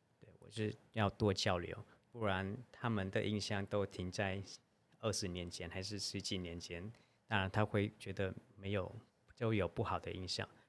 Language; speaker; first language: Chinese; non-native, fluent; Vietnamese